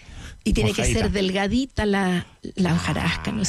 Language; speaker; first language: Spanish; native; Spanish